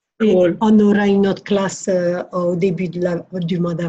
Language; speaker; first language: French; non-native, fluent; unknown